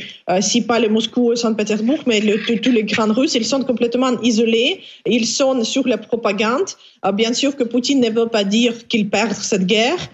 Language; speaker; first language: French; non-native, fluent; Ukrainian